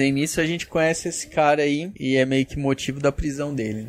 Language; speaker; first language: Portuguese; native; Portuguese